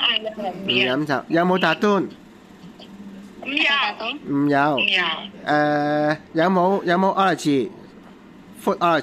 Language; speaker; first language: Cantonese; native; Cantonese